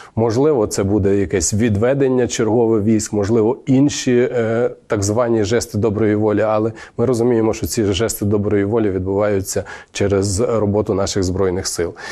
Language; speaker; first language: Ukrainian; native; Ukrainian